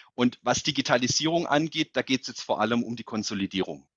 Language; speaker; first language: German; native; German